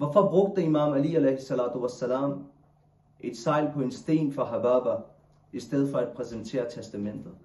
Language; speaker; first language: Danish; non-native, local second language; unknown